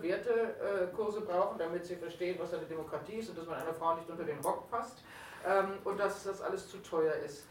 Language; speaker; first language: German; native; German